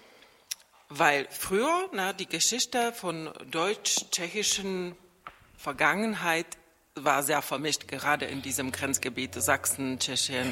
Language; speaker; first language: German; non-native, fluent; Czech